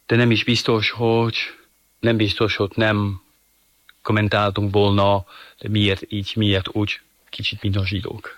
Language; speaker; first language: Hungarian; non-native, fluent; French